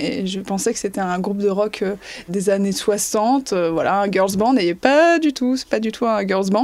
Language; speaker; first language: French; native; French